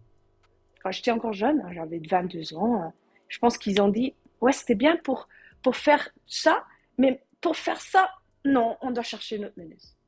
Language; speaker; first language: French; non-native, learner; Dutch